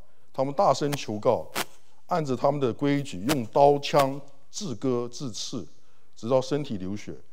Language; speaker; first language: Chinese; early bilingual, heritage; Chinese